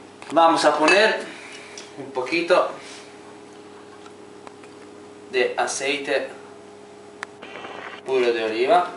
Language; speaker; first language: Spanish; non-native, fluent; Italian